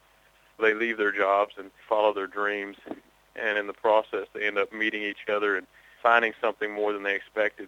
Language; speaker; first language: English; native; English